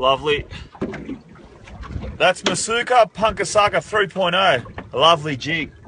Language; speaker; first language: English; native; English